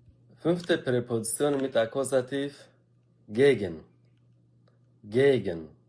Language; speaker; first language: German; non-native, fluent; Arabic